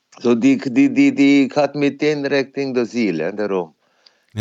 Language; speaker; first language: Dutch; non-native, fluent; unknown